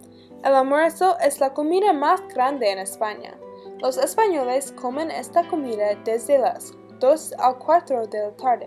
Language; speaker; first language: Spanish; non-native, learner; English